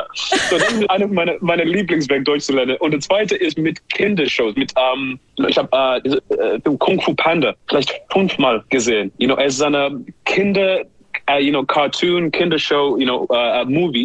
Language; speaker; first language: German; non-native, learner; English